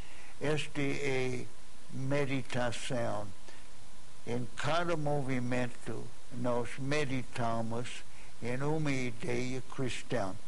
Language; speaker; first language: Portuguese; non-native, fluent; English